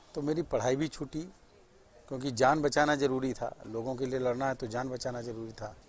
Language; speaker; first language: Hindi; native; Hindi